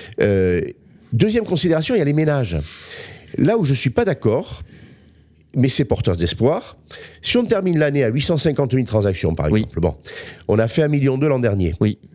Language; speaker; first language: French; native; French